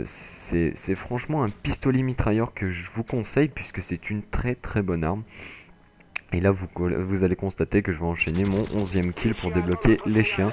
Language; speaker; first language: French; native; French